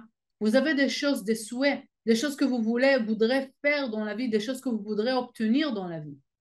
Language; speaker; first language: French; non-native, fluent; Hebrew